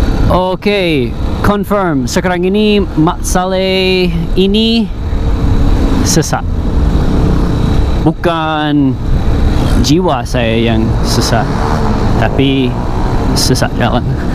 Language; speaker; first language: Malay; non-native, fluent; English